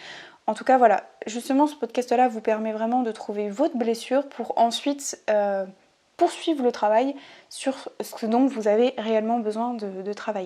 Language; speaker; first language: French; native; French